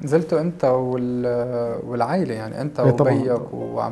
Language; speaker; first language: Arabic; native; Arabic